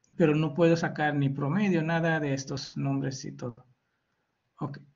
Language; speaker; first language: Spanish; non-native, fluent; Hindi